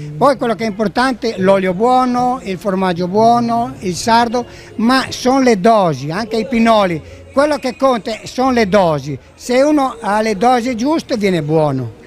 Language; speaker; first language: Italian; native; Italian